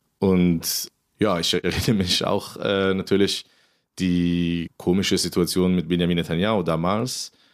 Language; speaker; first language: German; non-native, fluent; Hebrew